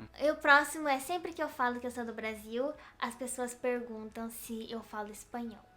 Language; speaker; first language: Portuguese; native; Portuguese